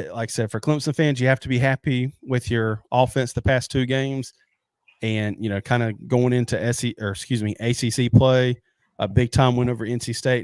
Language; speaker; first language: English; native; English